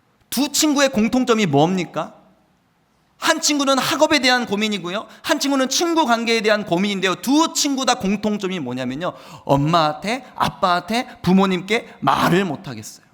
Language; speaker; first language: Korean; native; Korean